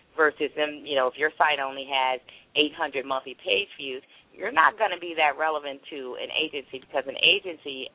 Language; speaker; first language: English; native; English